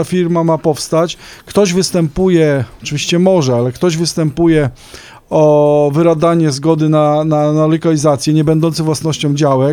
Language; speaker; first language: Polish; native; Polish